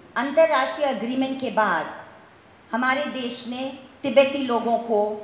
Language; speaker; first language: Hindi; non-native, local second language; Gujarati